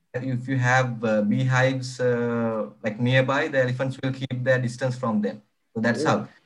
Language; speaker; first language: English; non-native, local second language; Sinhala